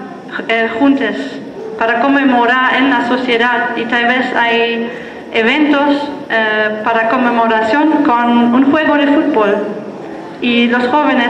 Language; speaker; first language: Spanish; non-native, fluent; German